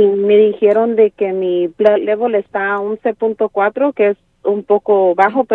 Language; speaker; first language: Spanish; early bilingual, other home language; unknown